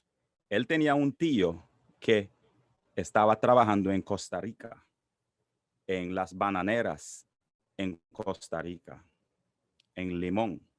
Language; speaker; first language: Spanish; non-native, local second language; English